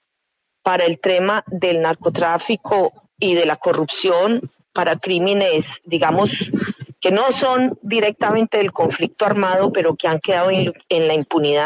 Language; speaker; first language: Spanish; native; Spanish